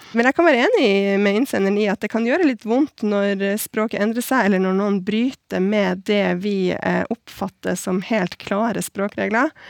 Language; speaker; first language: Norwegian; native; Norwegian